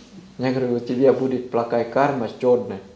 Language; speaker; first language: Russian; non-native, fluent; Thai